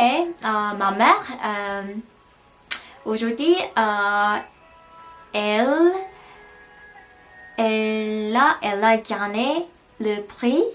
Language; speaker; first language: French; non-native, learner; Korean